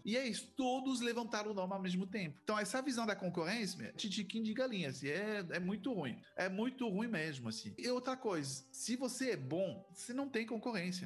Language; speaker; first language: Portuguese; non-native, fluent; French